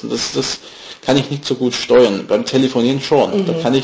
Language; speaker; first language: German; non-native, fluent; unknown